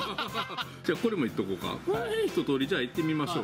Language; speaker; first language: Japanese; native; Japanese